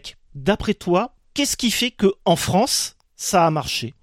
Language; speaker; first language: French; native; French